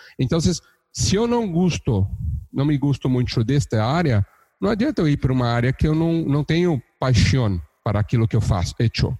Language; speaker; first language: Portuguese; native; Portuguese